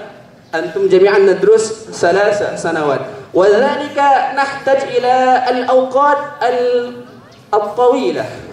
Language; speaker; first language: Arabic; non-native, learner; Indonesian